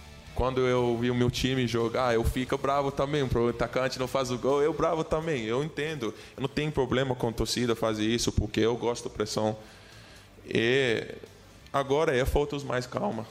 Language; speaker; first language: Portuguese; non-native, learner; English